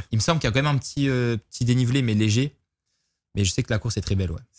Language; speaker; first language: French; native; French